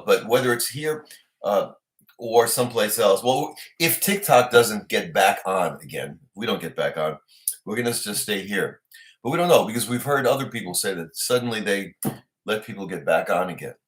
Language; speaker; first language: English; native; English